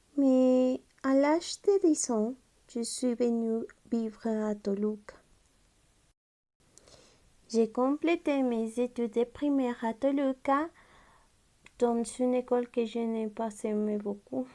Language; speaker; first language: French; non-native, fluent; Spanish